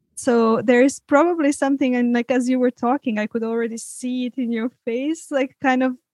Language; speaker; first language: English; non-native, fluent; Serbian